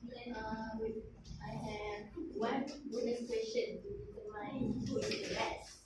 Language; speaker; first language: English; non-native, local second language; Malay